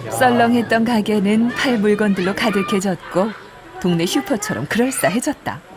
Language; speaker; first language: Korean; native; Korean